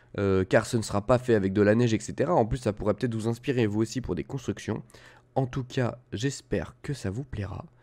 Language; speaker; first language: French; native; French